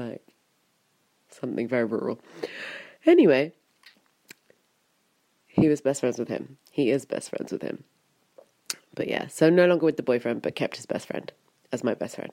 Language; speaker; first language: English; native; English